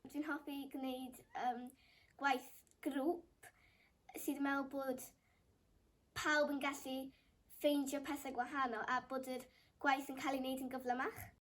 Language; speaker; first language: Welsh; non-native, local second language; English